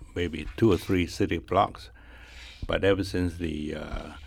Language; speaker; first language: English; non-native, fluent; Chinese